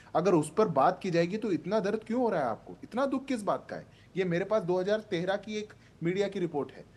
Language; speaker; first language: Hindi; native; Hindi